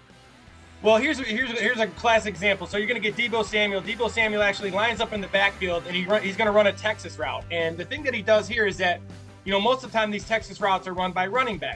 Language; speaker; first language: English; native; English